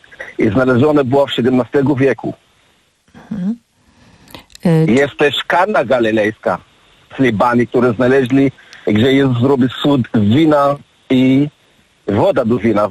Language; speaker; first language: Polish; non-native, learner; Arabic